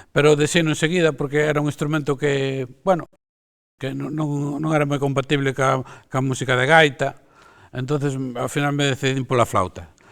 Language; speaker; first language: Galician; native; Galician